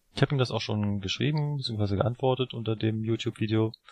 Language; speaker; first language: German; native; German